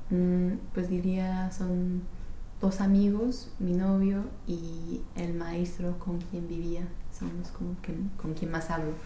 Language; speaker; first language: Spanish; non-native, fluent; English